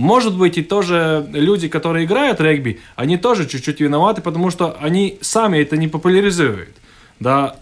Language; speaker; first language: Russian; non-native, local second language; Latvian